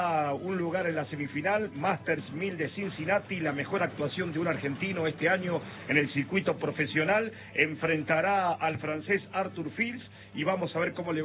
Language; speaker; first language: Spanish; native; Spanish